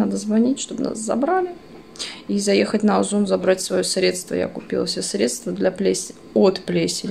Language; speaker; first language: Russian; native; Russian